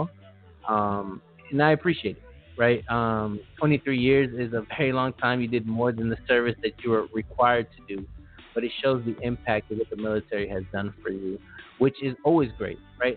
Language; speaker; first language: English; native; English